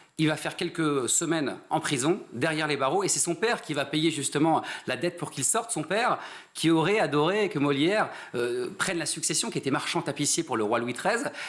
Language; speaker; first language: French; native; French